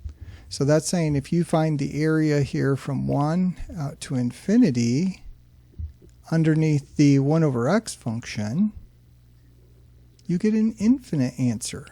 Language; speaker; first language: English; native; English